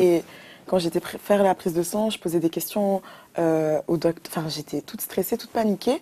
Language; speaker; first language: French; early bilingual, other home language; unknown